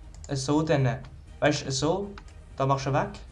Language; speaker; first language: German; native; German